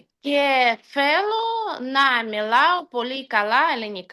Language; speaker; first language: Greek; non-native, learner; Russian